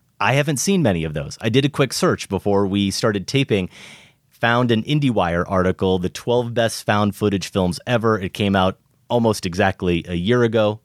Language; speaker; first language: English; native; English